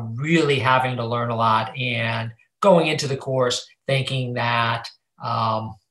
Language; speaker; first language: English; native; English